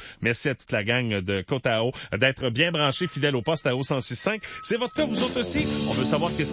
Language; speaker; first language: French; native; French